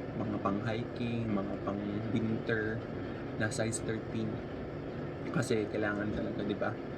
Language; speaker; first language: Filipino; native; Filipino